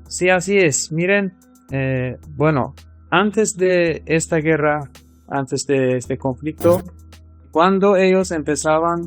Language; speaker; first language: Spanish; non-native, fluent; Persian